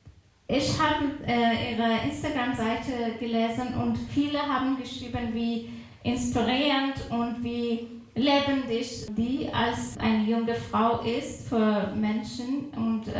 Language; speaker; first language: German; non-native, fluent; Persian